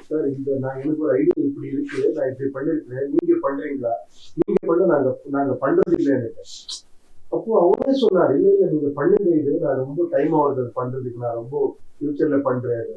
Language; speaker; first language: Tamil; non-native, learner; Kannada